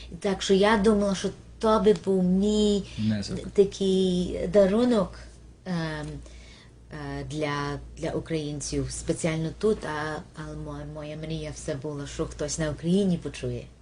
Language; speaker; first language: Ukrainian; early bilingual, heritage; Ukrainian